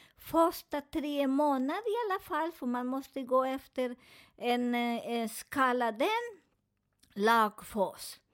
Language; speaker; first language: Swedish; non-native, learner; Spanish